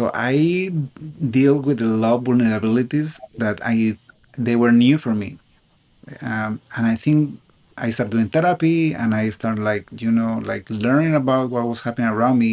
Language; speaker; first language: English; non-native, fluent; Spanish